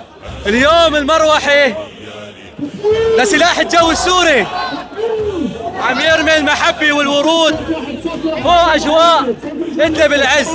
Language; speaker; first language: Arabic; native; Arabic